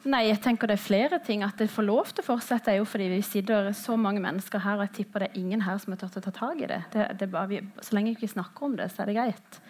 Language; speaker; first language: Norwegian; early bilingual, other home language; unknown